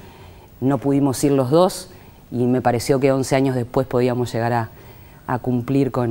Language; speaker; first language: Spanish; native; Spanish